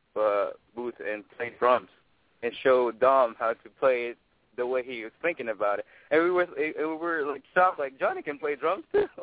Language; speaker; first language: English; non-native, local second language; Filipino